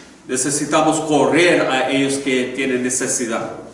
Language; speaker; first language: Spanish; non-native, learner; English